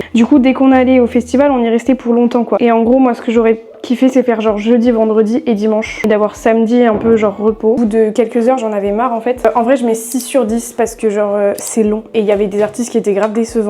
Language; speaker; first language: French; native; French